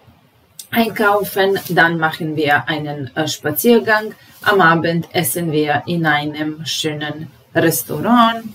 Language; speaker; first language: German; non-native, fluent; Serbian